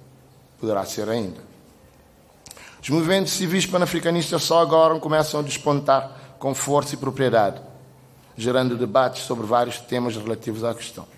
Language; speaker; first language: Portuguese; non-native, local second language; Kabuverdianu